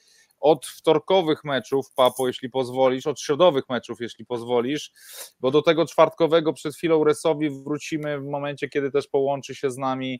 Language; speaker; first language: Polish; native; Polish